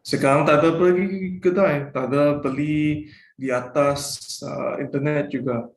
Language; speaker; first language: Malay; non-native, local second language; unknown